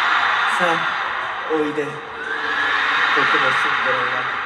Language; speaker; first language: Japanese; non-native, learner; Korean